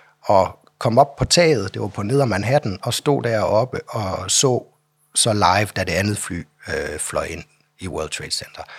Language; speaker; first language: Danish; native; Danish